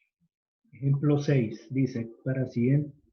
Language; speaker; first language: Spanish; native; Spanish